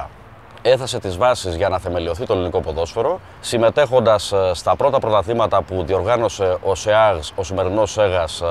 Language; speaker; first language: Greek; native; Greek